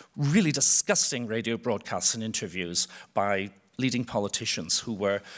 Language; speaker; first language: English; native; English